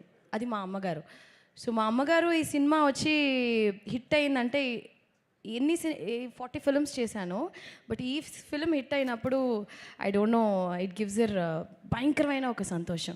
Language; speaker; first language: Telugu; non-native, local second language; Tamil